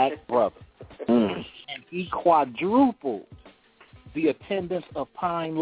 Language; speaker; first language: English; native; English